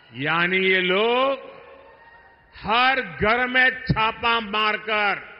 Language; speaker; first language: Hindi; non-native, local second language; Gujarati